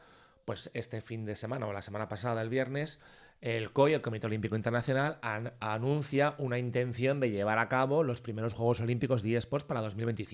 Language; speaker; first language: Spanish; native; Spanish